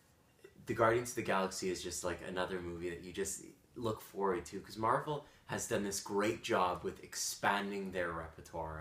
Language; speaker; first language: English; native; English